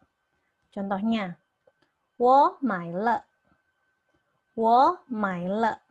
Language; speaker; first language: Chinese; non-native, fluent; Indonesian